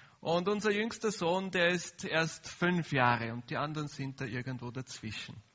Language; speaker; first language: German; native; German